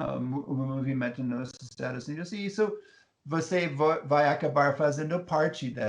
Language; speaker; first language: Portuguese; non-native, fluent; English